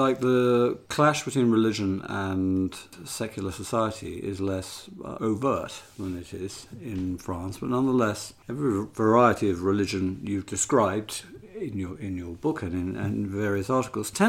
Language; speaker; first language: English; native; English